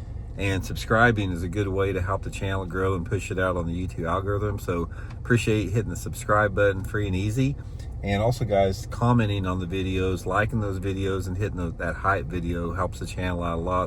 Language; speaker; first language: English; native; English